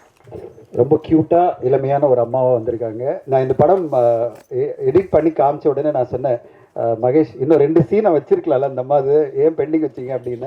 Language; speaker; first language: Tamil; native; Tamil